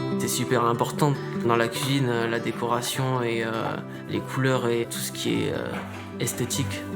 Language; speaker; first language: French; native; French